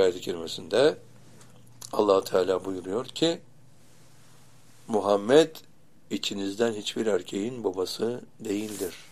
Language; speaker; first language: Turkish; native; Turkish